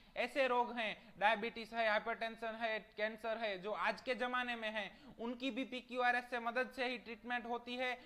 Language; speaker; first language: Hindi; non-native, local second language; Gujarati